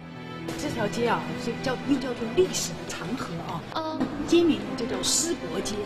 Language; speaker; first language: Chinese; native; Chinese